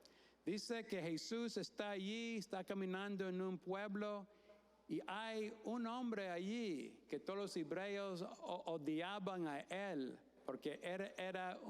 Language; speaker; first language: Spanish; non-native, fluent; English